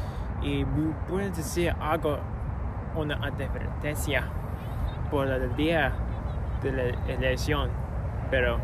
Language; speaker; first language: Spanish; non-native, learner; English